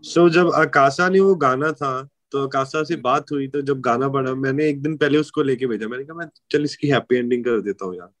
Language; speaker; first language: Hindi; non-native, local second language; Punjabi